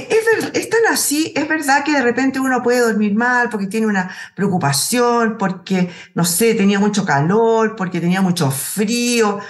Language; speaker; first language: Spanish; native; Spanish